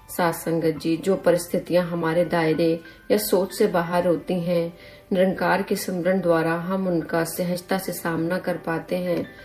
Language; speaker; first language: Hindi; native; Hindi